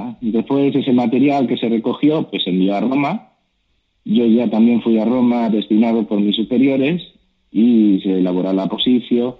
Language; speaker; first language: Spanish; native; Spanish